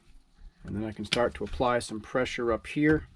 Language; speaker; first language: English; native; English